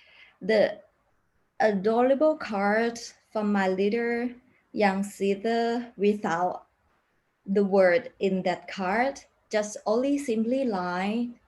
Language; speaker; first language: English; non-native, learner; Thai